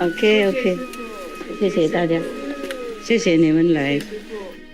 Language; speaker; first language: Chinese; non-native, learner; Vietnamese